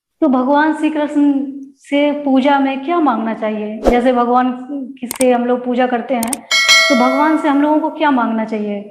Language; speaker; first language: Hindi; native; Hindi